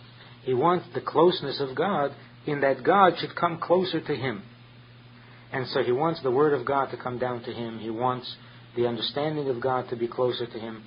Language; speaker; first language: English; native; English